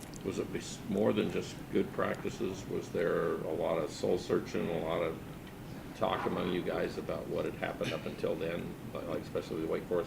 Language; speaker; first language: English; native; English